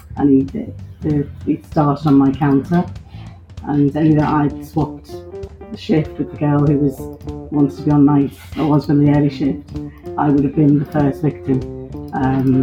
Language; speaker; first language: English; native; English